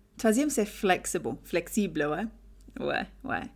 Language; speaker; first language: French; non-native, learner; English